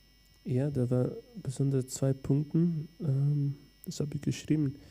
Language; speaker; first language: German; non-native, fluent; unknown